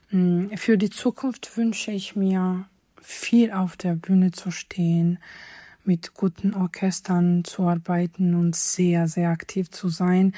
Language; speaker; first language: German; non-native, fluent; Georgian